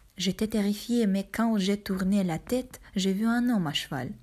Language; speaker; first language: French; non-native, learner; Ukrainian